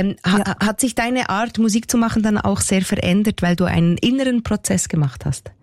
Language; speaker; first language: German; native; German